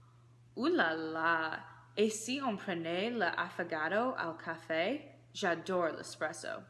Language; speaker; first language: French; non-native, learner; English